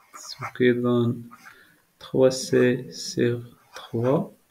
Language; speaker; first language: French; non-native, local second language; Arabic